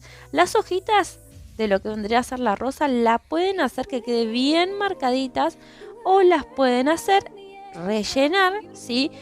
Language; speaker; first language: Spanish; native; Spanish